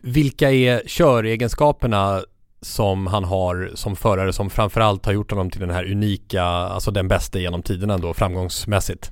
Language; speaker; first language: Swedish; native; Swedish